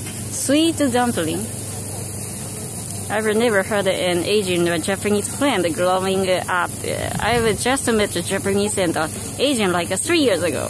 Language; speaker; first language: English; non-native, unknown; Japanese